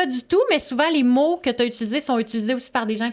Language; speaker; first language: French; native; French